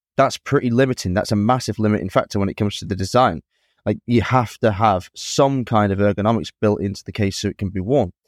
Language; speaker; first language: English; native; English